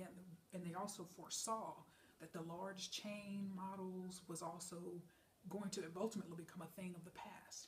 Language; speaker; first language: English; native; English